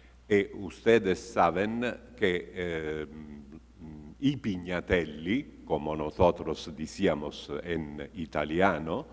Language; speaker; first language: Spanish; non-native, fluent; Italian